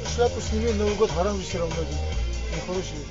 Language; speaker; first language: Russian; native; Russian